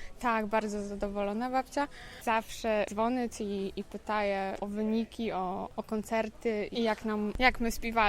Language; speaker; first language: Polish; non-native, local second language; Ukrainian